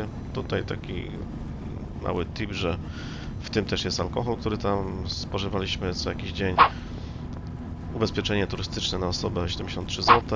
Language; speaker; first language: Polish; native; Polish